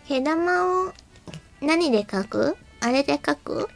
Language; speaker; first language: Japanese; native; Japanese